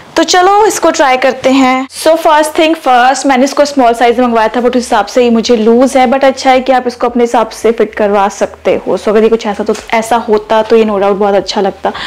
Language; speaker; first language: Hindi; native; Hindi